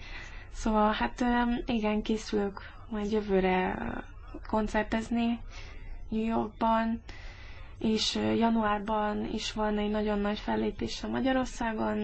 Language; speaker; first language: Hungarian; early bilingual, heritage; English